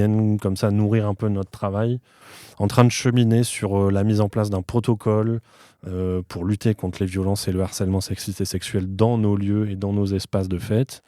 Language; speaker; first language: French; native; French